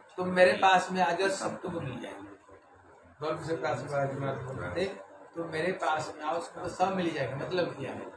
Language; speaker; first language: Hindi; non-native, local second language; Bangla